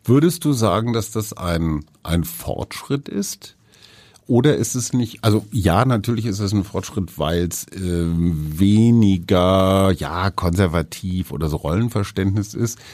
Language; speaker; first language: German; native; German